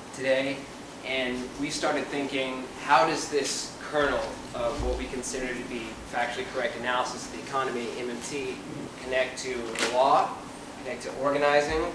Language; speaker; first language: English; native; English